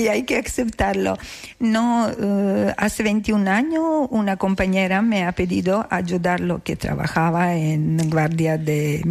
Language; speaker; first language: Spanish; non-native, learner; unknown